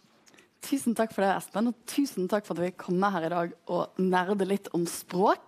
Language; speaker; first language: Norwegian; native; Norwegian